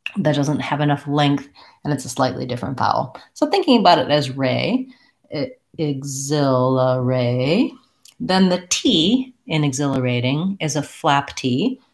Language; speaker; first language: English; native; English